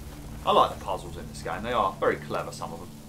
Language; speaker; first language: English; native; English